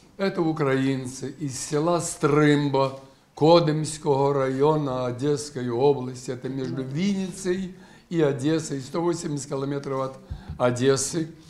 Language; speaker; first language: Russian; native; Russian